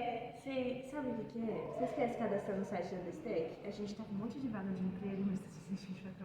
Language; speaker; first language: Portuguese; native; Portuguese